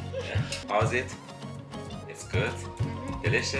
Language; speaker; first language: English; non-native, learner; Azerbaijani